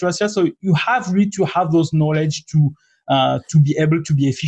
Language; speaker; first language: English; non-native, fluent; French